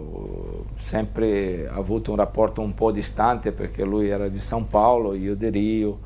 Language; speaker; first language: Italian; non-native, fluent; Portuguese